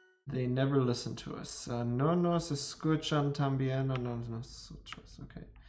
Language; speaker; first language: Spanish; non-native, learner; English